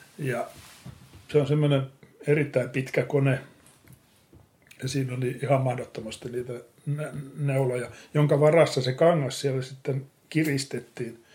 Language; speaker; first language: Finnish; native; Finnish